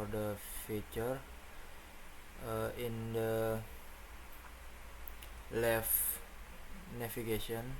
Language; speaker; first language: English; non-native, learner; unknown